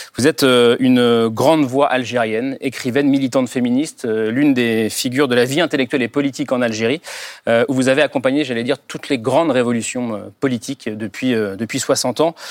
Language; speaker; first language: French; native; French